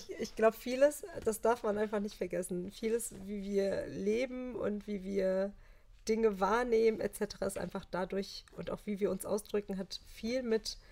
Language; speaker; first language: German; early bilingual, other home language; Turkish